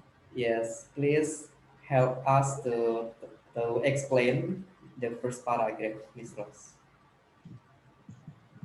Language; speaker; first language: English; non-native, learner; Indonesian